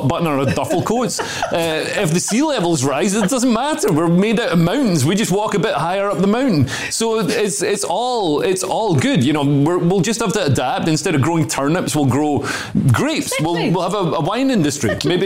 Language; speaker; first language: English; native; English